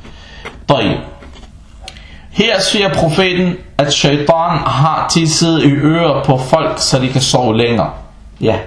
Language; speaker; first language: Danish; non-native, fluent; Arabic